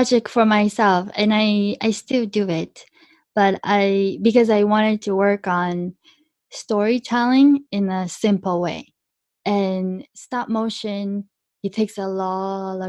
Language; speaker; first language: English; early bilingual, other home language; Japanese